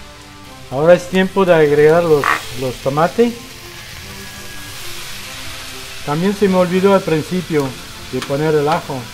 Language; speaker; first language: Spanish; non-native, fluent; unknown